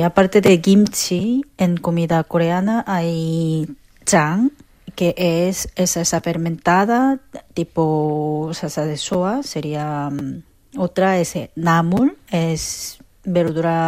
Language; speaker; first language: Spanish; non-native, fluent; Korean